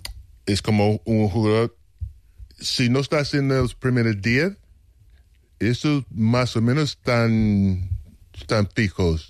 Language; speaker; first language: Spanish; non-native, fluent; English